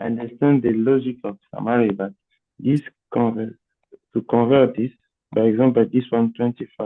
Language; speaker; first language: English; non-native, learner; Portuguese